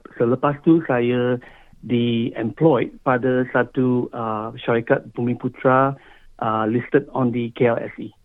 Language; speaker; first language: Malay; non-native, local second language; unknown